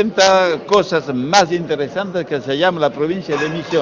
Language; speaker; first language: Spanish; non-native, learner; French